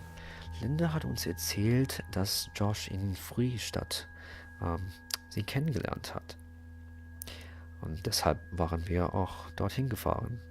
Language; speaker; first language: German; non-native, learner; Chinese